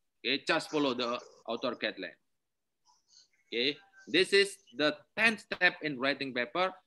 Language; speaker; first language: English; non-native, learner; Indonesian